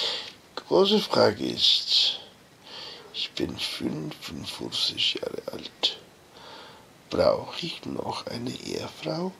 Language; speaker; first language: German; non-native, learner; English